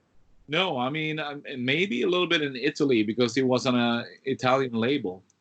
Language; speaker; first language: English; non-native, fluent; Swedish